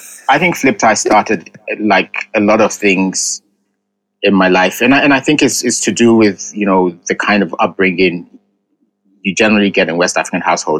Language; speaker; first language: English; non-native, local second language; Ga